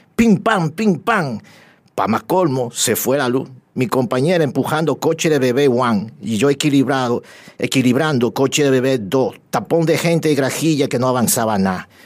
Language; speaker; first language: Spanish; native; Spanish